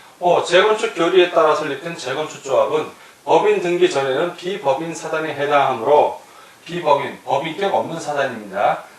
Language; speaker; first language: Korean; native; Korean